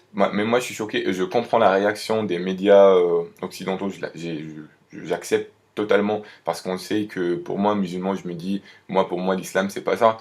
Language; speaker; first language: French; non-native, local second language; Arabic